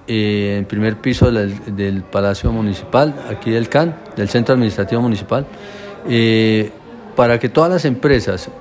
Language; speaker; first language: Spanish; native; Spanish